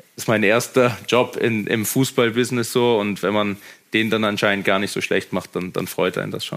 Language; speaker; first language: German; native; German